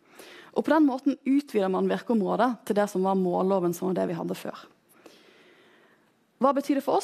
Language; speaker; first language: Norwegian; native; Norwegian